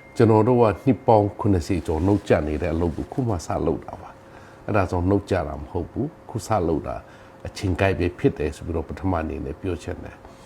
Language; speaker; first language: Burmese; non-native, local second language; Hakha Chin